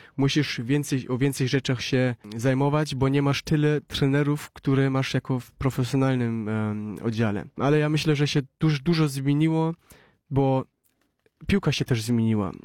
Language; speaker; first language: Polish; early bilingual, heritage; Polish